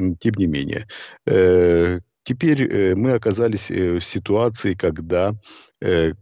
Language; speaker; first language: Russian; native; Russian